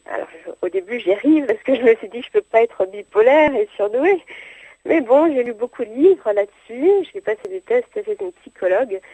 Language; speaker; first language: French; native; French